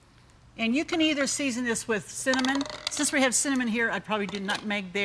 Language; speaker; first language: English; native; English